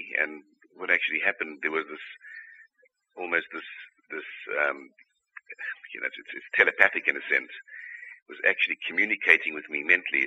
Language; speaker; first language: English; native; English